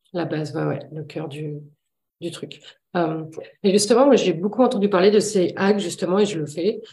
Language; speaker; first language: French; native; French